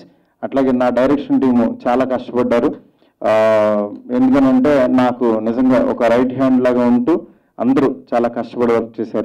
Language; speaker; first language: Telugu; native; Telugu